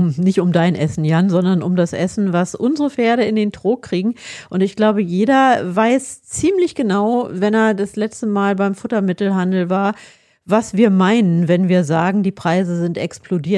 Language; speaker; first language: German; native; German